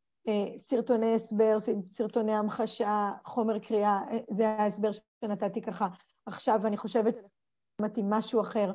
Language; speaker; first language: Hebrew; native; Hebrew